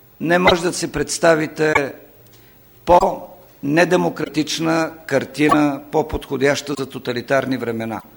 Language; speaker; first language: Bulgarian; non-native, local second language; Turkish